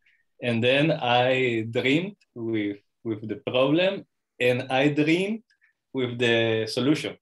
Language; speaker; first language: English; non-native, learner; Spanish